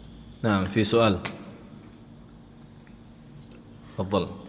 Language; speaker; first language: Arabic; non-native, fluent; Indonesian